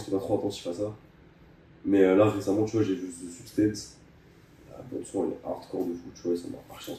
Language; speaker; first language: French; native; French